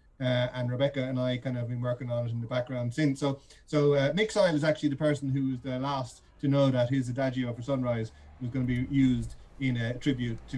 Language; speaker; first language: English; native; English